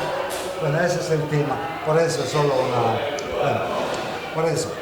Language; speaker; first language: Spanish; non-native, fluent; Italian